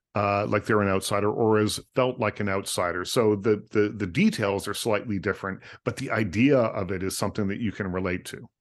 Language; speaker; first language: English; native; English